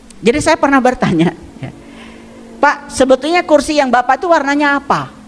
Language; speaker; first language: Indonesian; non-native, local second language; Sundanese